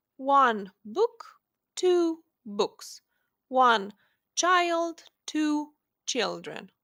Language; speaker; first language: English; non-native, fluent; Romanian